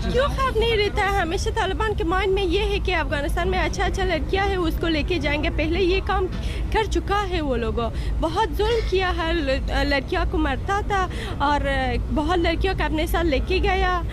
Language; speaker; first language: Hindi; non-native, learner; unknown